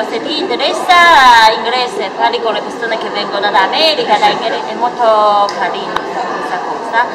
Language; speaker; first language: Italian; non-native, fluent; Chinese